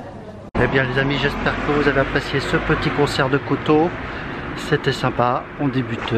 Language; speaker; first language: French; native; French